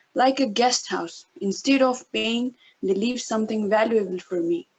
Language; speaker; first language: English; non-native, local second language; Nepali